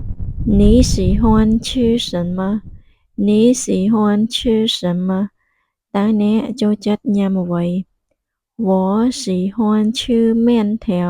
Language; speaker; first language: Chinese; non-native, fluent; Khmer